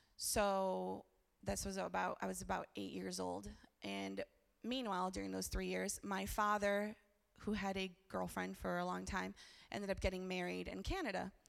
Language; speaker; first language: English; early bilingual, other home language; Portuguese